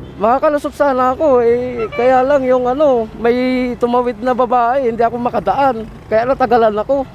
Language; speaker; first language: Filipino; native; Filipino